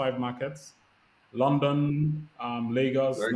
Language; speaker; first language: English; non-native, local second language; Igbo